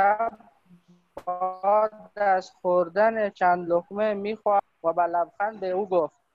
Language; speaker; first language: Persian; non-native, learner; Urdu